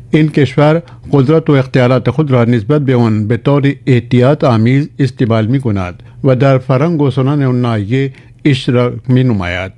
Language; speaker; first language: Persian; non-native, fluent; Urdu